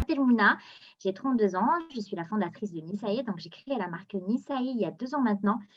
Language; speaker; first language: French; non-native, local second language; Arabic